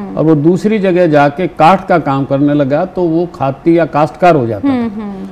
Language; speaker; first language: Hindi; native; Hindi